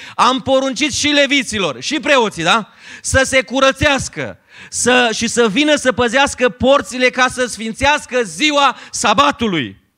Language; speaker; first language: Romanian; native; Romanian